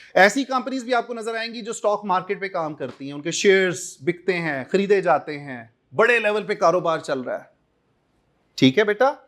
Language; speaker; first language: Urdu; non-native, local second language; Punjabi